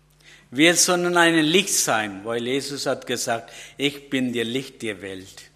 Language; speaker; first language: German; non-native, learner; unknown